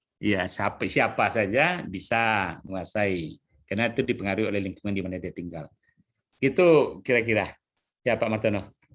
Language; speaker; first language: Indonesian; non-native, local second language; Minangkabau